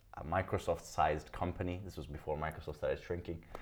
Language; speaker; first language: English; early bilingual, other home language; Italian